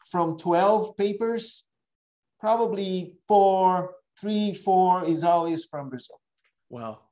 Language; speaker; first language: English; non-native, fluent; Portuguese